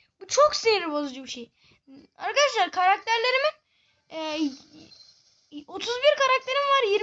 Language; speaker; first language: Turkish; native; Turkish